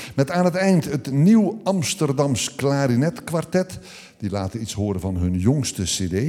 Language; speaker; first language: Dutch; native; Dutch